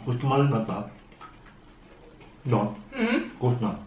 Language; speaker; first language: Russian; non-native, learner; Filipino